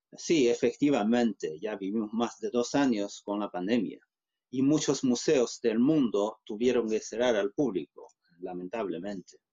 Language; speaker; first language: Spanish; non-native, fluent; Chinese